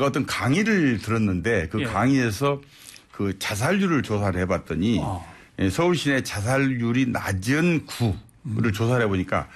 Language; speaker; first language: Korean; native; Korean